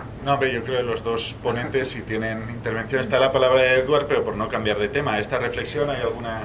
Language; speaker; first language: Spanish; native; Spanish